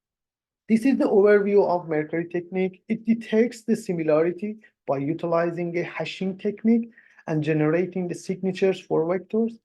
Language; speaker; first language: English; non-native, fluent; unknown